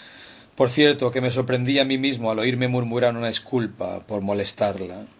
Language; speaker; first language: Spanish; native; Spanish